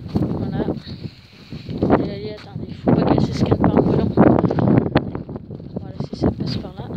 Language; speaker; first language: French; native; French